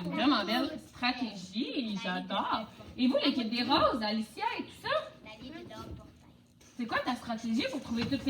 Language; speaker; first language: French; native; French